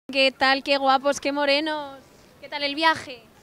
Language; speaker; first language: Spanish; native; Spanish